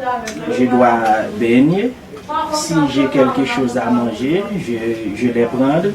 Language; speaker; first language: French; non-native, local second language; Haitian Creole